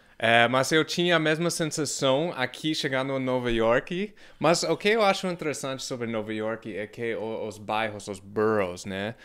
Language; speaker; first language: Portuguese; non-native, fluent; English